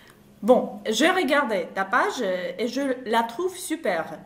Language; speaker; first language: French; non-native, fluent; Russian